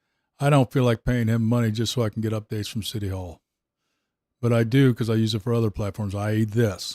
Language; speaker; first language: English; native; English